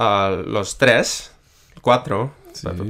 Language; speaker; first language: Spanish; non-native, fluent; English